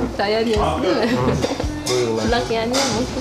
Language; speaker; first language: Turkish; non-native, fluent; Korean